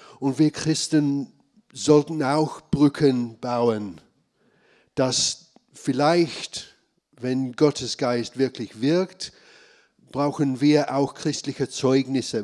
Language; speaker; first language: German; non-native, fluent; English